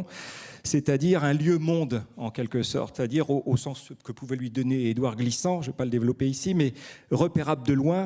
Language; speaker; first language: French; native; French